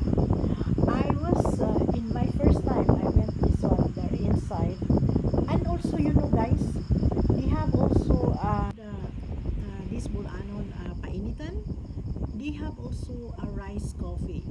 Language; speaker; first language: English; non-native, local second language; Cebuano